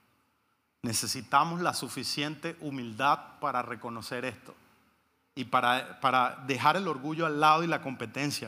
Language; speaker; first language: Spanish; native; Spanish